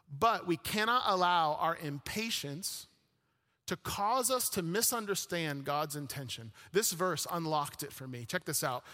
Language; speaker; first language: English; early bilingual, other home language; Arabic